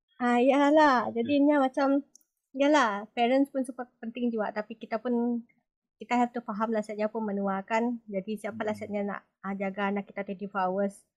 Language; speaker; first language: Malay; native; Malay